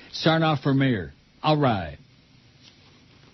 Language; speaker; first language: English; native; English